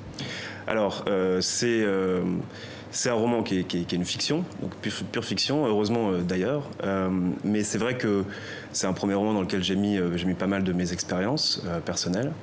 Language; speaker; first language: French; native; French